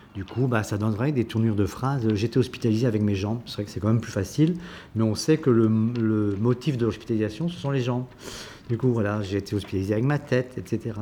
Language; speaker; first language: French; native; French